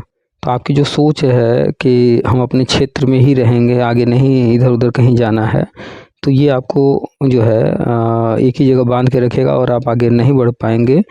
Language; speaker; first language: Hindi; native; Hindi